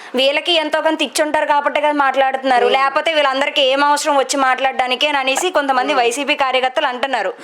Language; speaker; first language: Telugu; native; Telugu